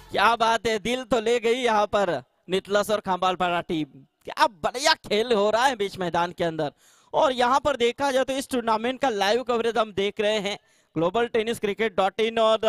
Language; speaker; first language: Hindi; non-native, local second language; Marathi